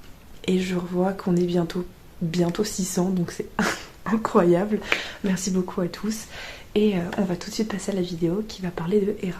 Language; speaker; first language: French; native; French